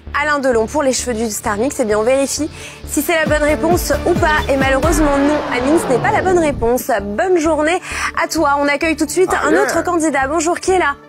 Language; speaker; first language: French; native; French